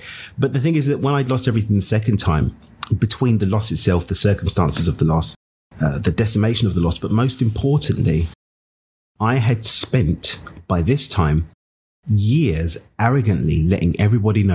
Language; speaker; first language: English; native; English